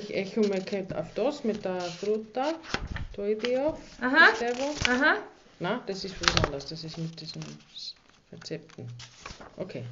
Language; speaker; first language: Greek; non-native, learner; German